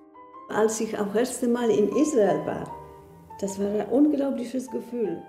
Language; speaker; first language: German; non-native, fluent; Polish